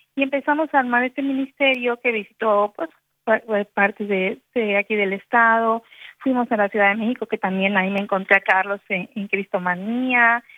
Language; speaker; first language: Spanish; native; Spanish